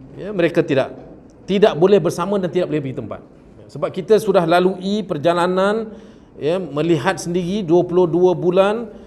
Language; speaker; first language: Malay; native; Malay